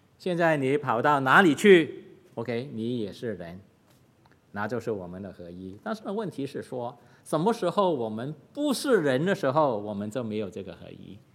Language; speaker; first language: Chinese; non-native, local second language; Cantonese